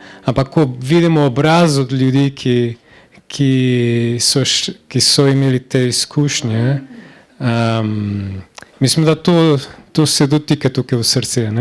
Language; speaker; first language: Slovenian; non-native, learner; Portuguese